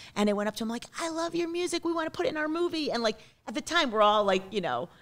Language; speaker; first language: English; native; English